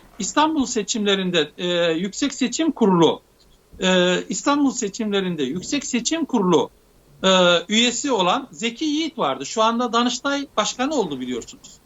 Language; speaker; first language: Turkish; native; Turkish